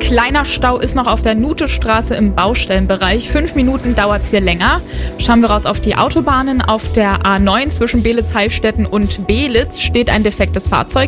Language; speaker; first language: German; native; German